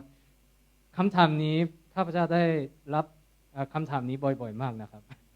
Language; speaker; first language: Thai; non-native, fluent; Korean